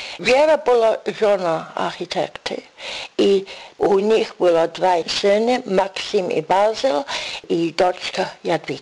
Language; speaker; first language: Polish; non-native, learner; English